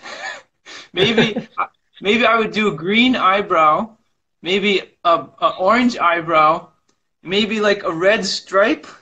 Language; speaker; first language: English; native; English